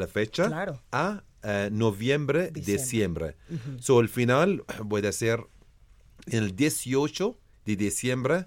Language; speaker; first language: Spanish; non-native, learner; Arabic